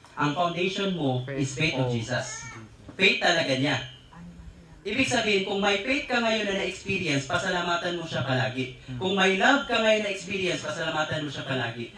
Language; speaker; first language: Filipino; native; Filipino